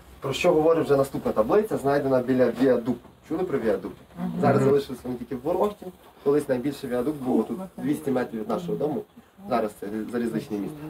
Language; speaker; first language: Ukrainian; native; Ukrainian